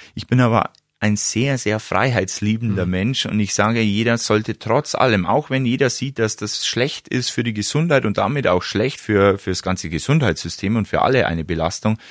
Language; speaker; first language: German; native; German